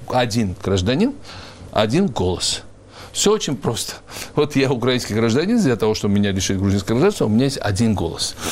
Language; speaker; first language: Russian; non-native, local second language; Georgian